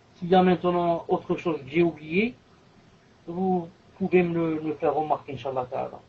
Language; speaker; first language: French; non-native, local second language; Arabic